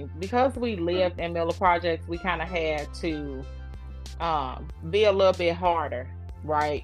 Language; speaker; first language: English; native; English